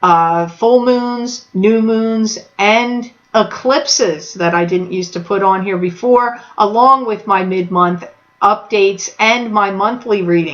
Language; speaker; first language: English; native; English